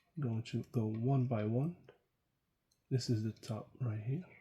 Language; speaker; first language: English; non-native, fluent; Arabic